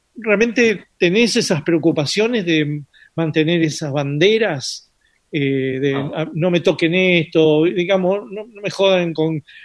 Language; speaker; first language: Spanish; native; Spanish